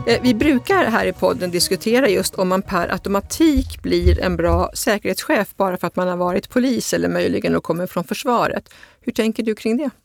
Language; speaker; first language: Swedish; native; Swedish